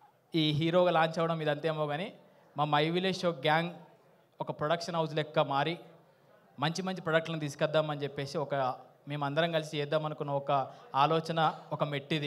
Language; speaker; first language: Telugu; native; Telugu